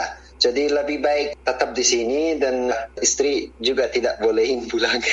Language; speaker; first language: Indonesian; non-native, fluent; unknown